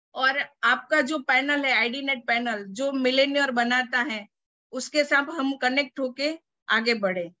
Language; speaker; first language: Hindi; non-native, local second language; Gujarati